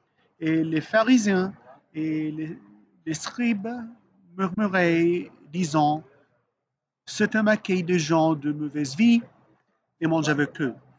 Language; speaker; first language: French; non-native, learner; Arabic